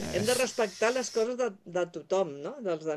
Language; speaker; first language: Catalan; native; Catalan